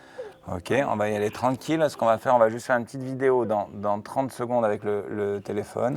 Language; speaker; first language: French; native; French